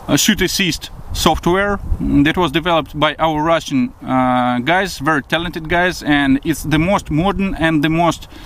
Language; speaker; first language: English; non-native, fluent; Russian